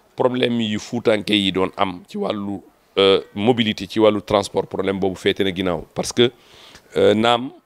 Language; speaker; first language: French; non-native, local second language; Fula